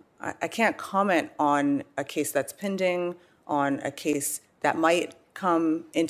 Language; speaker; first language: English; native; English